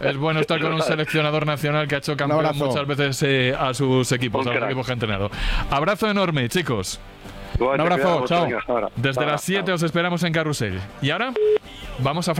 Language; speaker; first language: Spanish; native; Spanish